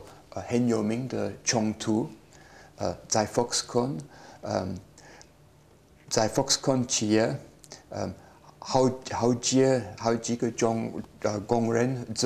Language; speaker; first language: Chinese; non-native, learner; English